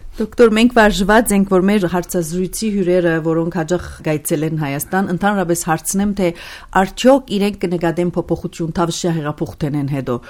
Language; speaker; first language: Armenian; early bilingual, heritage; Armenian